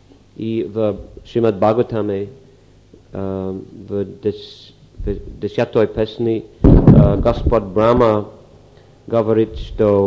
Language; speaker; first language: Russian; non-native, fluent; English